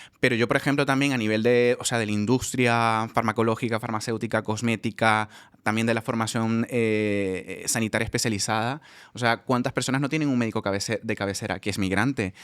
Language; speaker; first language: Spanish; native; Spanish